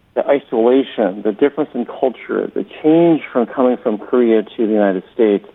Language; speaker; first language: English; native; English